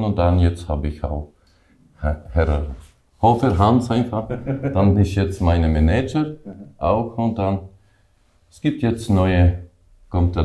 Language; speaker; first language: German; non-native, learner; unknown